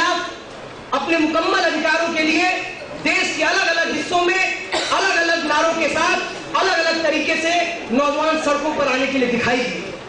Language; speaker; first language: Hindi; native; Hindi